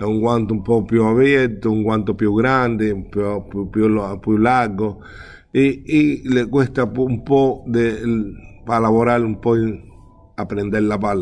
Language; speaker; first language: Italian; non-native, learner; Spanish